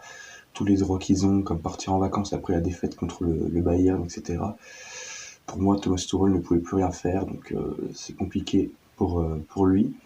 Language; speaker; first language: French; native; French